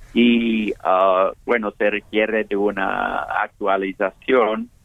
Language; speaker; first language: Spanish; non-native, fluent; English